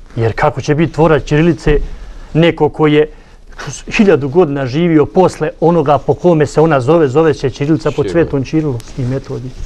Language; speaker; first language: Serbian; native; Serbian